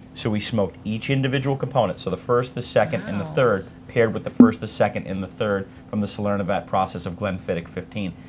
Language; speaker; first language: English; native; English